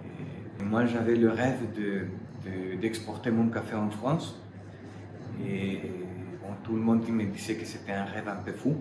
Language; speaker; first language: French; non-native, fluent; Spanish